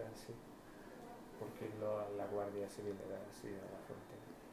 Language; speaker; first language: Spanish; non-native, fluent; English